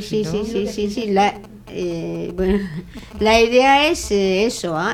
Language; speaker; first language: Spanish; non-native, learner; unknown